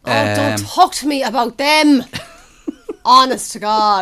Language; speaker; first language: English; native; English